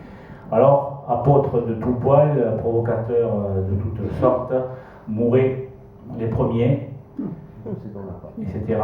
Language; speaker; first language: French; native; French